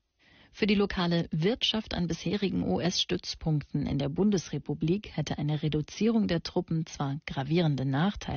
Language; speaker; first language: German; native; German